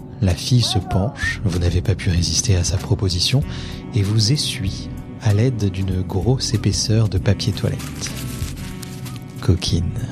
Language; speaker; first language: French; native; French